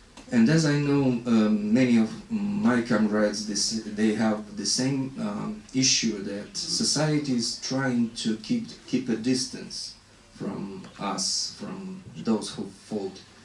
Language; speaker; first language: English; non-native, fluent; Ukrainian